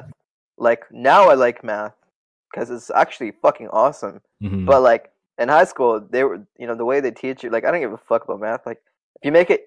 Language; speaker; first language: English; non-native, fluent; Tamil